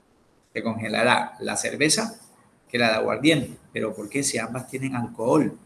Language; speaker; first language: Spanish; native; Spanish